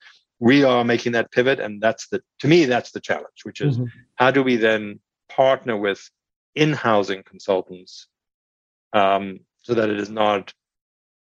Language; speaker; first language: English; native; English